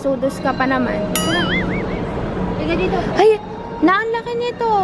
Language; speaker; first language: Filipino; native; Filipino